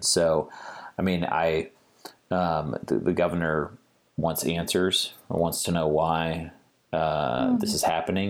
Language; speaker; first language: English; native; English